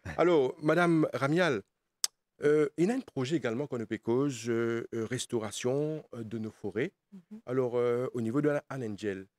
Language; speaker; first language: French; non-native, local second language; Morisyen